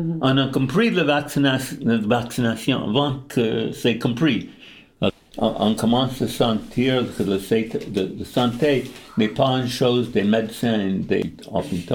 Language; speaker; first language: French; non-native, fluent; English